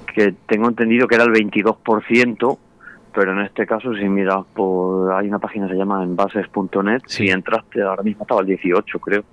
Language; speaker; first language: Spanish; native; Spanish